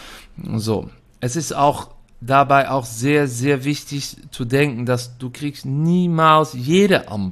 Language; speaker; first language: German; non-native, fluent; Dutch